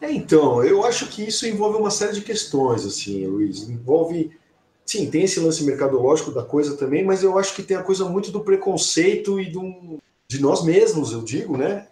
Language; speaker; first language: Portuguese; native; Portuguese